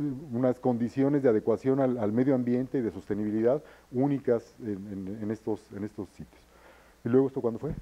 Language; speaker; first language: Spanish; native; Spanish